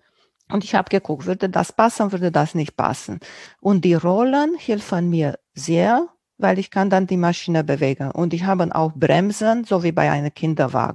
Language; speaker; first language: German; non-native, local second language; Romanian